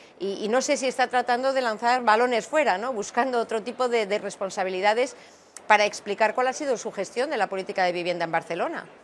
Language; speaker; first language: Spanish; native; Spanish